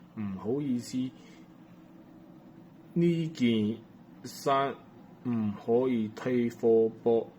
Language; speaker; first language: Cantonese; non-native, learner; Chinese